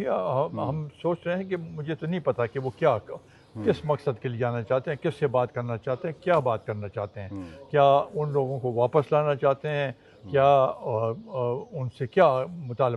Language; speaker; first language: Urdu; non-native, local second language; Pashto